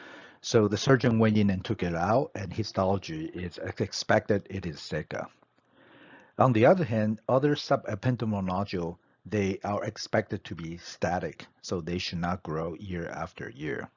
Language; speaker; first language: English; non-native, fluent; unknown